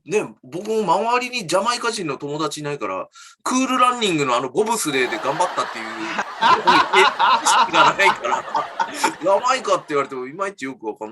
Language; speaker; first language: Japanese; native; Japanese